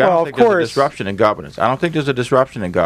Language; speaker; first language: English; native; English